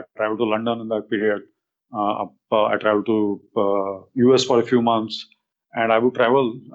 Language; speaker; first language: English; non-native, local second language; Hindi